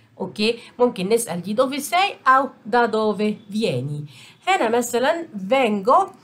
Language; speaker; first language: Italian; non-native, fluent; Arabic